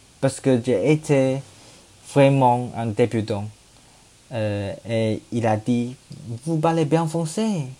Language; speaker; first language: French; non-native, learner; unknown